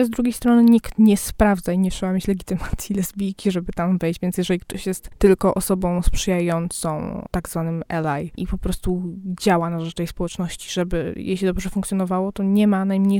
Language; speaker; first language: Polish; native; Polish